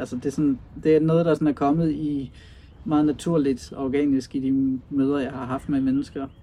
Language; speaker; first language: Danish; native; Danish